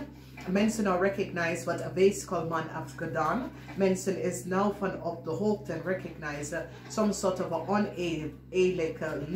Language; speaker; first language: Dutch; non-native, learner; English